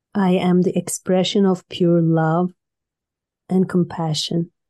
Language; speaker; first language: English; non-native, fluent; Turkish